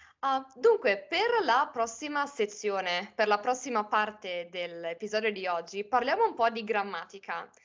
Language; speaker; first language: Italian; native; Italian